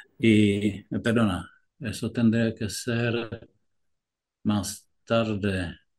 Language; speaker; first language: Spanish; non-native, fluent; Czech